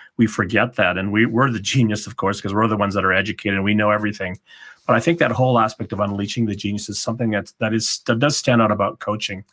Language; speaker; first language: English; native; English